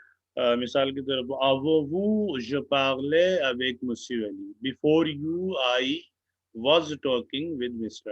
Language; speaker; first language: French; non-native, fluent; Hindi